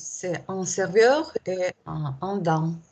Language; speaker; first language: French; non-native, learner; Russian